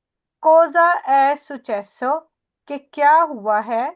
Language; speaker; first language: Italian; non-native, fluent; Urdu